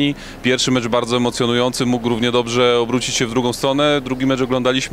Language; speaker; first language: Polish; native; Polish